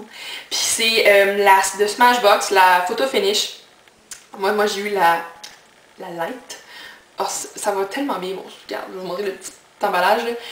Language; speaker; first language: French; native; French